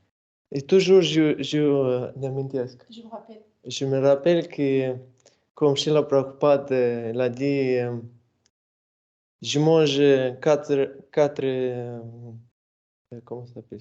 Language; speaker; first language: French; non-native, learner; Russian